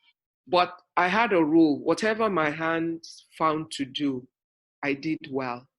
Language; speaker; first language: English; non-native, local second language; Yoruba